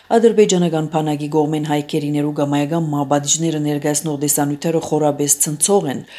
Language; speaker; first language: Armenian; native; Armenian